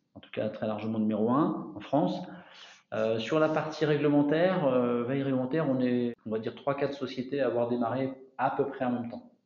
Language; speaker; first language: French; native; French